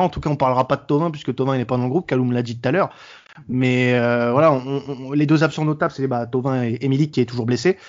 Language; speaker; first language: French; native; French